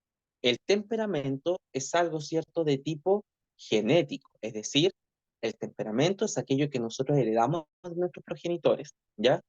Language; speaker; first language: Spanish; native; Spanish